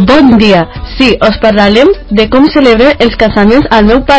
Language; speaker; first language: Catalan; non-native, learner; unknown